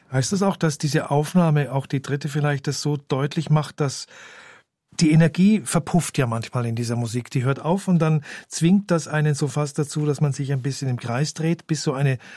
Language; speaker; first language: German; native; German